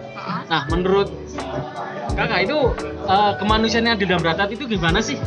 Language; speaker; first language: Indonesian; native; Indonesian